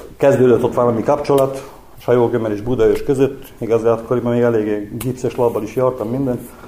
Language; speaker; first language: Hungarian; native; Hungarian